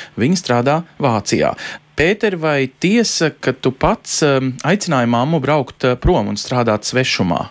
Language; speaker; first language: Latvian; native; Latvian